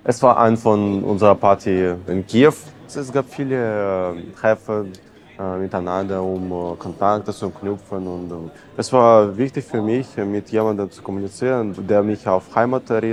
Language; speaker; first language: German; non-native, learner; Belarusian